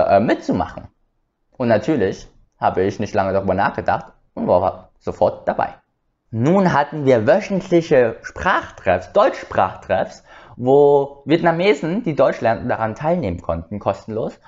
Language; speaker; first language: German; early bilingual, other home language; Vietnamese